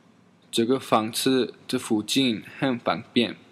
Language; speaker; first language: Chinese; non-native, learner; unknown